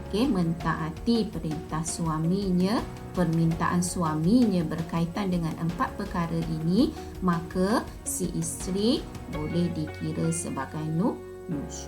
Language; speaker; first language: Malay; native; Malay